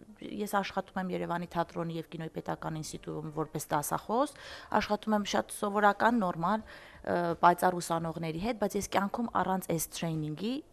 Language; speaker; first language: Armenian; early bilingual, heritage; Armenian